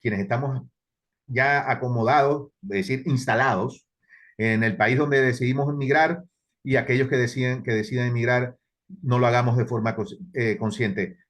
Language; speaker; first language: Spanish; native; Spanish